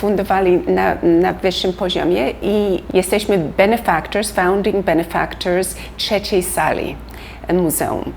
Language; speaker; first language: Polish; early bilingual, heritage; Polish